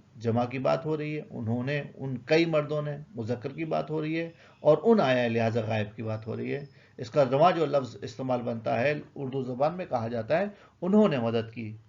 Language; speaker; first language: Urdu; native; Urdu